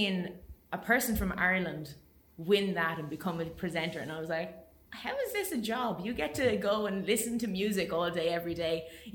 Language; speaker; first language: English; native; English